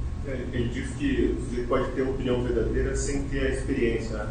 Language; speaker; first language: Portuguese; native; Portuguese